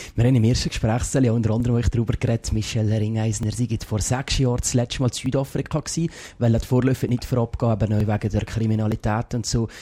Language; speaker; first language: German; native; German